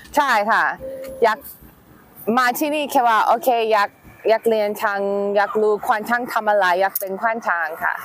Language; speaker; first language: Thai; non-native, learner; English